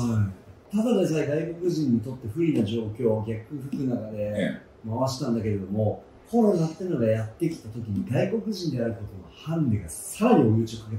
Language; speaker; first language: Japanese; native; Japanese